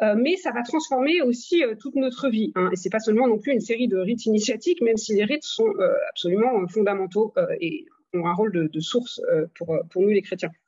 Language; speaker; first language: French; native; French